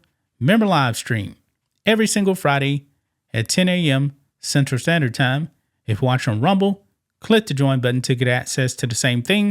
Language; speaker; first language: English; native; English